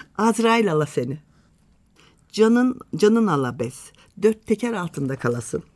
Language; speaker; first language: Turkish; native; Turkish